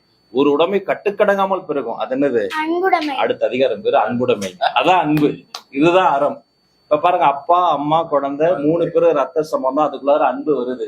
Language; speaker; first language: Tamil; native; Tamil